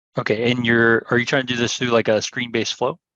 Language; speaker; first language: English; native; English